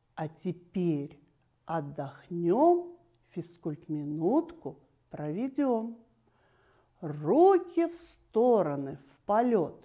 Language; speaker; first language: Russian; native; Russian